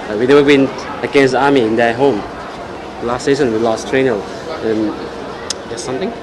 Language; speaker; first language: English; non-native, learner; Thai